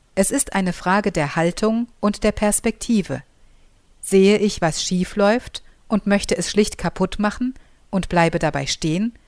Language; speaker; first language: German; native; German